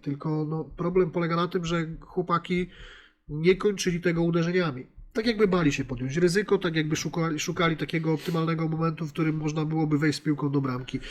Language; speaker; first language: Polish; native; Polish